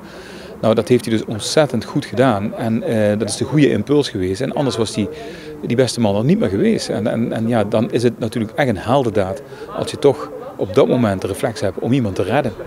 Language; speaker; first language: Dutch; native; Dutch